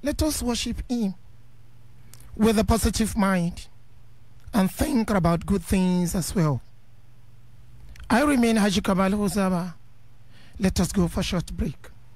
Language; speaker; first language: English; non-native, local second language; Yoruba